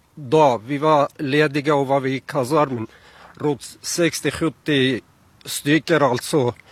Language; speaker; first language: Swedish; non-native, fluent; Armenian